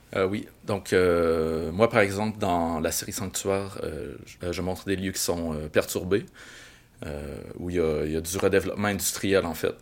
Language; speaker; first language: French; native; French